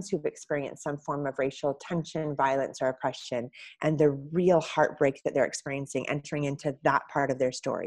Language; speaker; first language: English; native; English